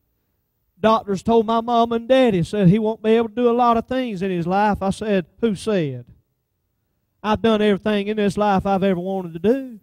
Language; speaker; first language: English; native; English